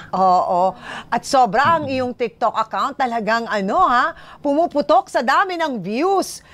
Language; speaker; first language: Filipino; native; Filipino